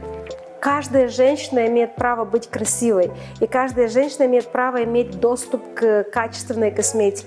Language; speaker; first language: Russian; non-native, local second language; Bulgarian